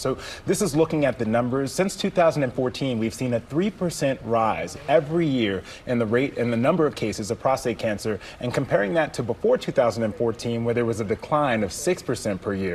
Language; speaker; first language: English; native; English